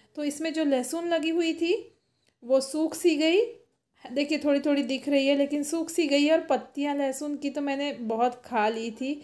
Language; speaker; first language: Hindi; native; Hindi